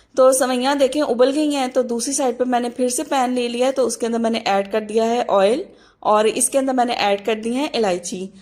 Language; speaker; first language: Urdu; native; Urdu